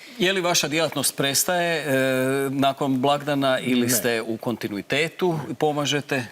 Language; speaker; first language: Bosnian; native; Bosnian